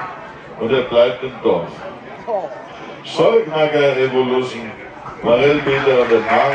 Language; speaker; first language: German; native; German